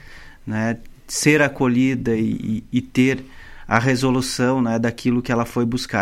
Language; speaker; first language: Portuguese; native; Portuguese